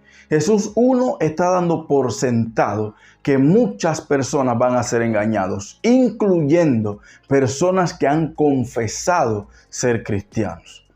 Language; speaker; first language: Spanish; native; Spanish